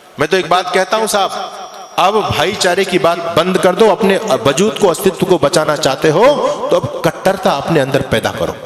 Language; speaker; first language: Hindi; native; Hindi